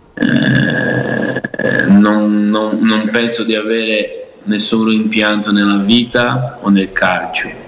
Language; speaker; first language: Italian; non-native, fluent; Portuguese